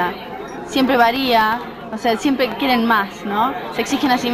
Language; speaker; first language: Spanish; native; Spanish